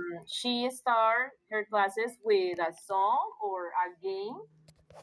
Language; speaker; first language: English; non-native, fluent; Spanish